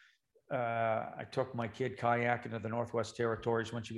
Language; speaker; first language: English; native; English